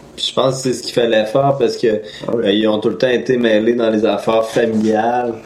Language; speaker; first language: French; native; French